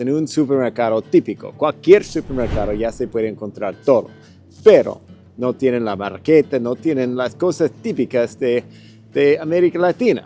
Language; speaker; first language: Spanish; non-native, fluent; English